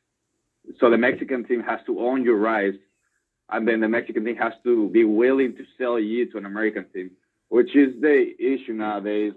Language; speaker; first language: English; non-native, fluent; Spanish